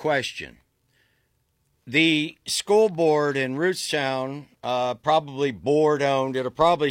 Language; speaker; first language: English; native; English